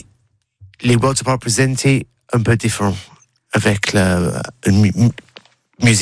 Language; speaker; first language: French; non-native, learner; English